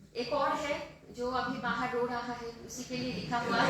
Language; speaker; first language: Hindi; non-native, local second language; Bangla